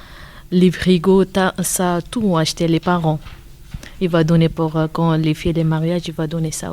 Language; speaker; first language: French; non-native, learner; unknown